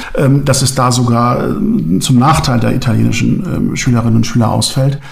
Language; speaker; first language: German; non-native, local second language; Turkish